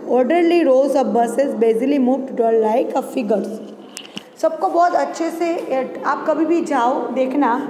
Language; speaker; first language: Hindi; non-native, local second language; Gujarati